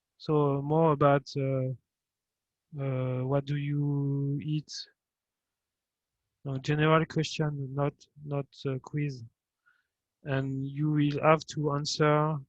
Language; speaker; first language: English; non-native, fluent; French